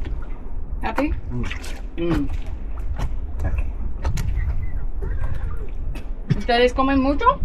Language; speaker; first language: Spanish; non-native, learner; English